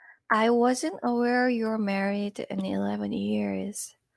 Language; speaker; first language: English; non-native, fluent; Korean